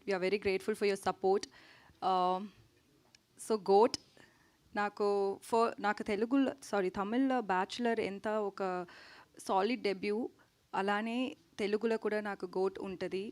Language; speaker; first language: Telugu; non-native, learner; Tamil